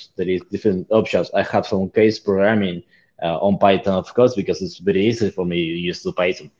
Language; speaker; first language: English; non-native, learner; Spanish